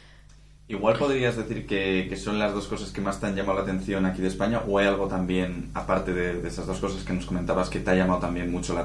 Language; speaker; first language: Spanish; native; Spanish